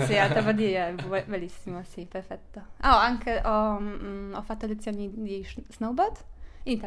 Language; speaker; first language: Italian; non-native, learner; Polish